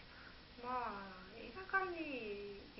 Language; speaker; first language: Japanese; non-native, learner; German